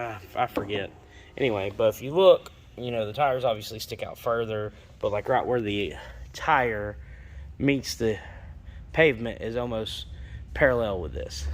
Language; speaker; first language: English; native; English